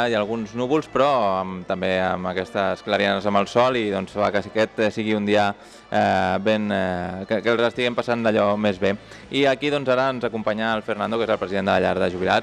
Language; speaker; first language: Catalan; native; Catalan